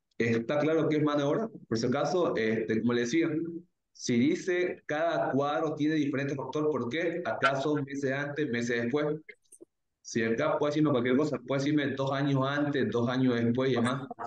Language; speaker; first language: Spanish; native; Spanish